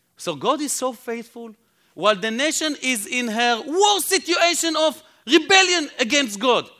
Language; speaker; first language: English; non-native, fluent; Hebrew